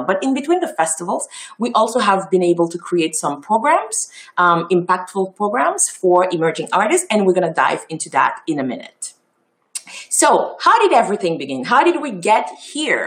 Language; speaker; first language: English; non-native, fluent; Haitian Creole